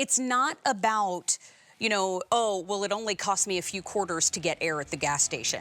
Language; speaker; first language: English; native; English